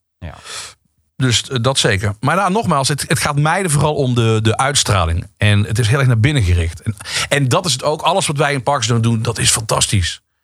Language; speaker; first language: Dutch; native; Dutch